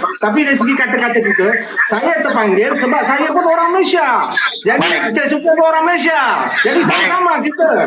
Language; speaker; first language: Malay; native; Malay